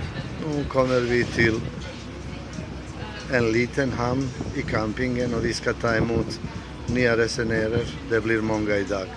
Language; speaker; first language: Swedish; non-native, fluent; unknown